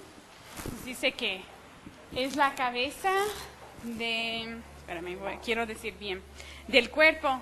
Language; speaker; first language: Spanish; non-native, fluent; English